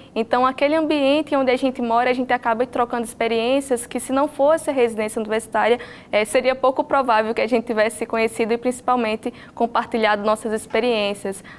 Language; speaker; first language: Portuguese; native; Portuguese